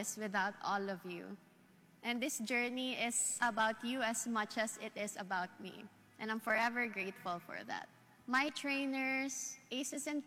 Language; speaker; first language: English; non-native, local second language; Filipino